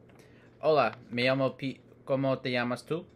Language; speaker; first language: Spanish; non-native, learner; English